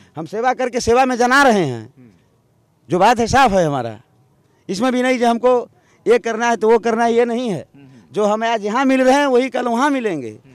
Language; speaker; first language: Hindi; native; Hindi